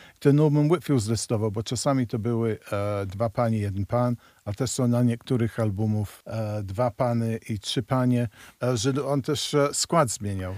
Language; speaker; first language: Polish; early bilingual, heritage; Polish